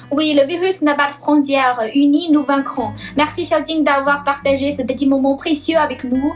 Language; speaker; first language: French; non-native, fluent; Chinese